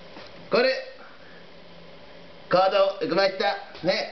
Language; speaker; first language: Japanese; non-native, learner; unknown